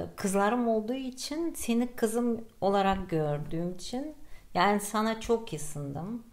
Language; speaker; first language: Turkish; non-native, fluent; Gagauz